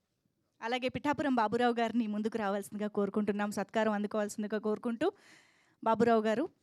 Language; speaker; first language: Telugu; native; Telugu